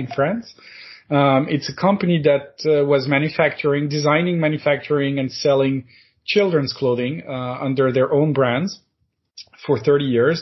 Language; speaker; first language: English; non-native, fluent; French